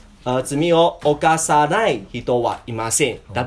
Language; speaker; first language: Japanese; non-native, learner; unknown